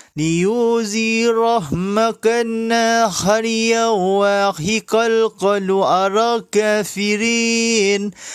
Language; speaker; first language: Arabic; non-native, fluent; Malay